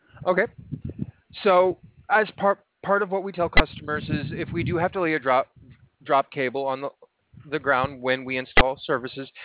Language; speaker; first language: English; native; English